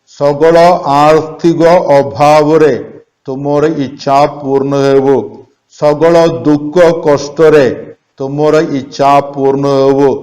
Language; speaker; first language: Odia; non-native, local second language; Malayalam